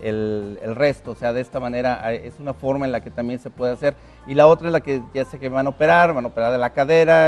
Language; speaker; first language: Spanish; native; Spanish